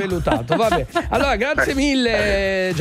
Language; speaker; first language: Italian; native; Italian